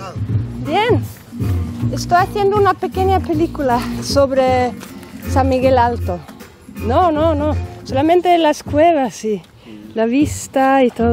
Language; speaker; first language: Spanish; non-native, fluent; Swedish